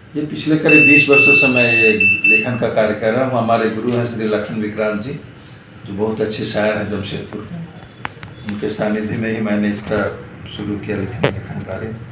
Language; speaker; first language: Hindi; non-native, local second language; Bhojpuri